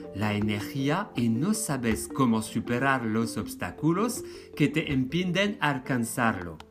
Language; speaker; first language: Spanish; non-native, fluent; French